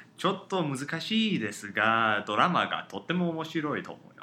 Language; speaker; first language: Japanese; non-native, learner; English